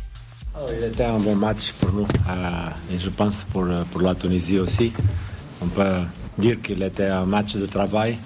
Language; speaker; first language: French; non-native, fluent; Portuguese